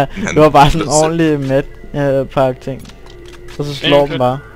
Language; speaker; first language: Danish; native; Danish